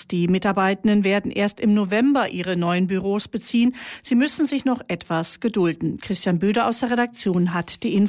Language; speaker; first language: German; native; German